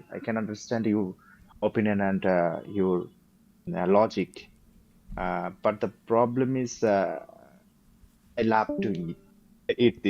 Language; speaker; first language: English; non-native, learner; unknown